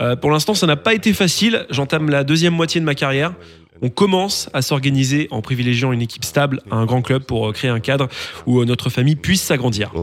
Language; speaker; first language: French; non-native, local second language; English